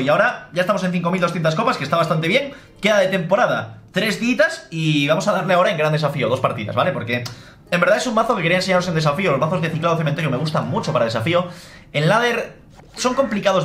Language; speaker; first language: Spanish; native; Spanish